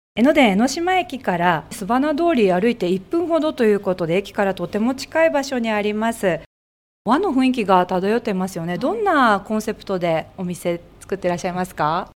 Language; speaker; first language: Japanese; native; Japanese